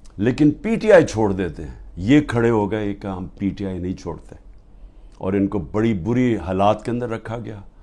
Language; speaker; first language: Urdu; native; Urdu